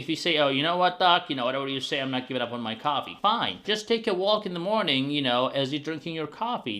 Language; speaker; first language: English; non-native, fluent; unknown